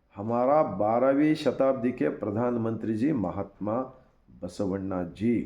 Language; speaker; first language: Hindi; non-native, local second language; Kannada